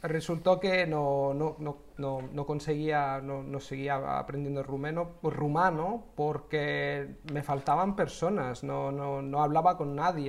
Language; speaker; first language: Portuguese; non-native, learner; Italian